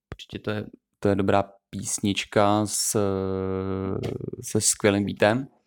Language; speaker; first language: Czech; native; Czech